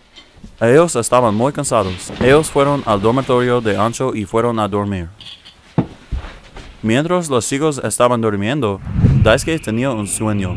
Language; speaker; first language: Spanish; non-native, learner; English